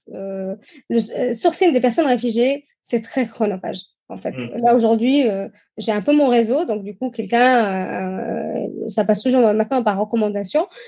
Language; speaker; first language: French; non-native, fluent; Arabic